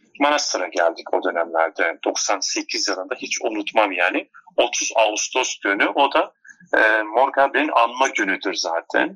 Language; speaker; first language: Turkish; non-native, local second language; Turoyo